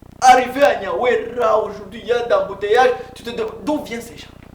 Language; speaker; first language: French; non-native, local second language; Swahili